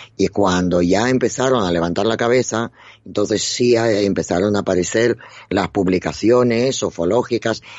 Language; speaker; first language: Spanish; non-native, fluent; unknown